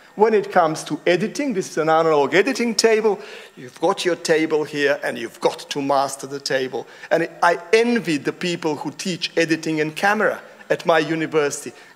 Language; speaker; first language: English; non-native, fluent; Macedonian